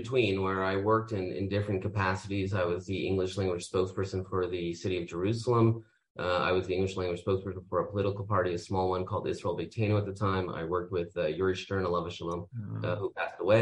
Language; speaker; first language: English; native; English